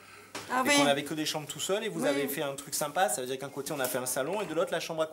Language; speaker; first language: French; native; French